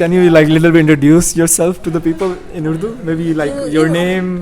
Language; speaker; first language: English; non-native, local second language; Urdu